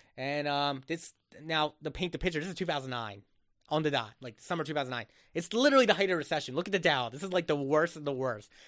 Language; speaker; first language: English; native; English